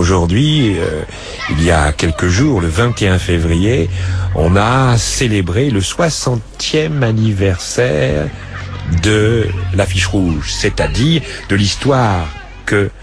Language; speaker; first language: French; native; French